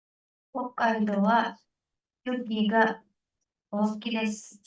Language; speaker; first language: Japanese; non-native, learner; Indonesian